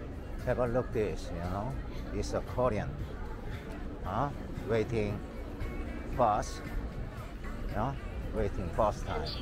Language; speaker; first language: English; non-native, learner; Korean